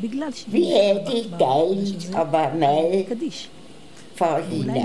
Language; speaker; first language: Danish; early bilingual, other home language; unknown